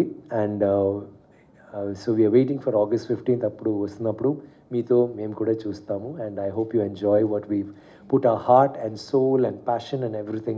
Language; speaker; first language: Telugu; non-native, learner; Tamil